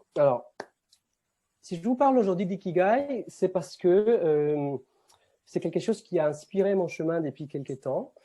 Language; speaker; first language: French; non-native, fluent; Spanish